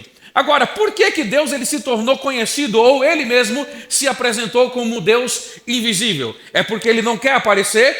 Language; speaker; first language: Portuguese; native; Portuguese